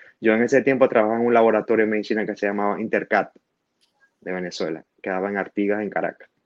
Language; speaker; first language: Spanish; native; Spanish